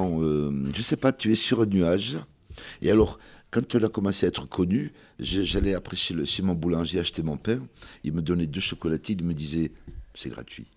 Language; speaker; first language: French; early bilingual, other home language; Kabyle